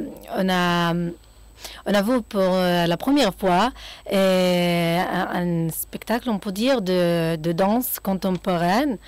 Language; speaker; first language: French; non-native, fluent; Arabic